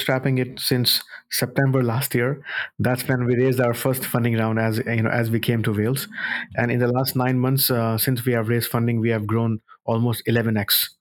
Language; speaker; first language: English; non-native, local second language; Urdu